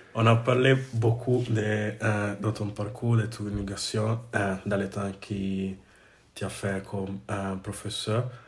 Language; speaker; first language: French; non-native, learner; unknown